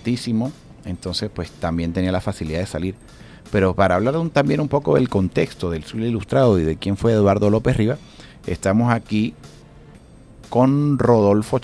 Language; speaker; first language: Spanish; native; Spanish